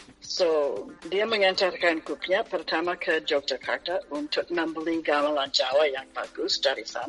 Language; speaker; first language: Indonesian; non-native, fluent; English